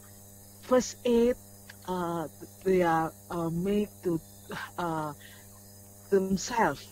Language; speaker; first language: English; non-native, learner; Indonesian